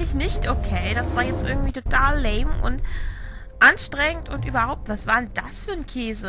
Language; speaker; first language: German; native; German